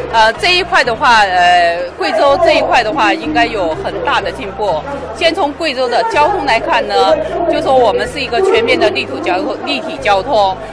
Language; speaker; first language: Chinese; native; Chinese